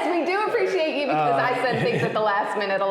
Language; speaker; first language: English; native; English